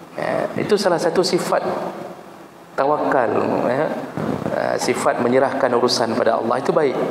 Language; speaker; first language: Malay; non-native, local second language; Achinese